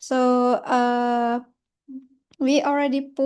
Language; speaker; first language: English; non-native, fluent; Indonesian